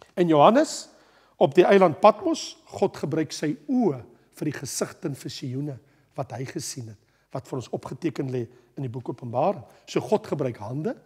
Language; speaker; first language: Afrikaans; native; Afrikaans